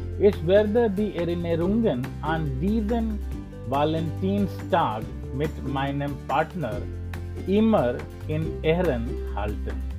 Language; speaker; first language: German; non-native, learner; English